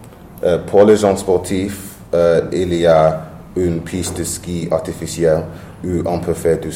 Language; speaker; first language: French; non-native, learner; English